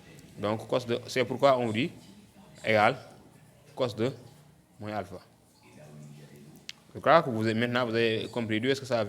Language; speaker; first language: French; non-native, local second language; Wolof